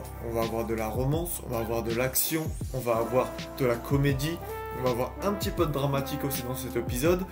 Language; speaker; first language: French; native; French